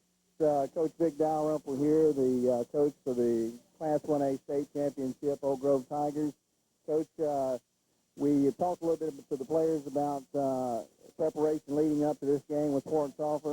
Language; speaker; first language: English; native; English